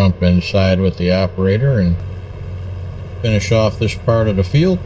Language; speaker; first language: English; native; English